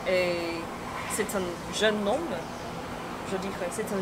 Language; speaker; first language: French; non-native, fluent; Chinese